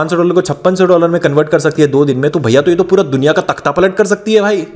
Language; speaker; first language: Hindi; native; Hindi